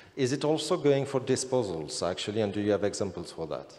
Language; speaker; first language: English; non-native, fluent; French